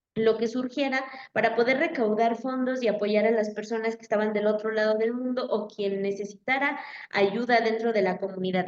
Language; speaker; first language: Spanish; native; Spanish